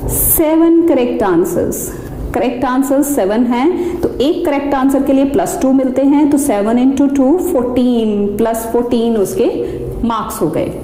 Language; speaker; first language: Hindi; non-native, local second language; Punjabi